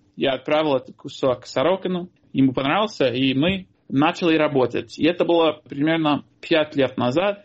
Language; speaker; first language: Russian; non-native, fluent; English